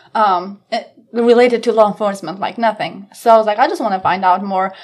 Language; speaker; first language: English; non-native, fluent; Albanian